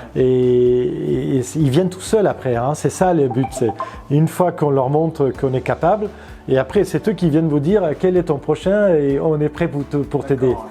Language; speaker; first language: French; non-native, fluent; Armenian